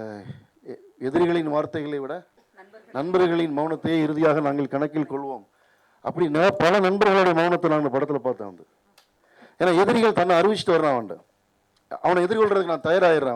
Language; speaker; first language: Tamil; native; Tamil